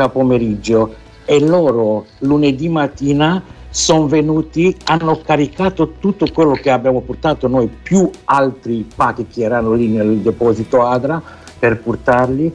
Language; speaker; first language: Italian; non-native, fluent; Romanian